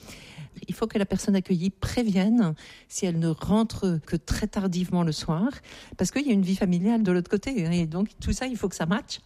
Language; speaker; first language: French; native; French